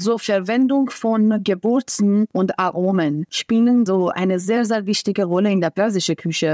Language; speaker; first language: German; non-native, fluent; Persian